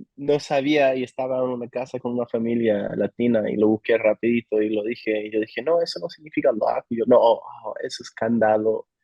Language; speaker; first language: Spanish; non-native, fluent; English